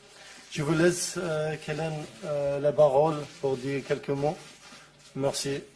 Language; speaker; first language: French; non-native, learner; Arabic